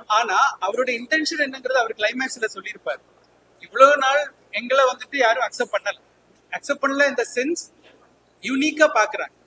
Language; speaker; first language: Tamil; native; Tamil